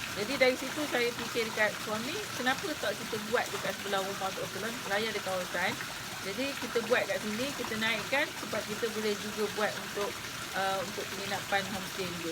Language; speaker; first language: Malay; native; Malay